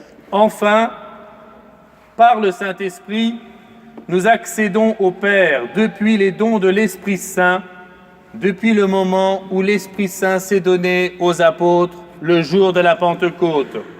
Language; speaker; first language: French; native; French